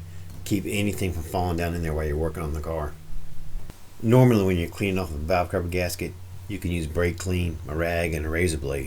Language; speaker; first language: English; native; English